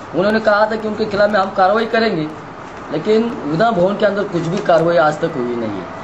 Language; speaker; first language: Hindi; non-native, local second language; Marathi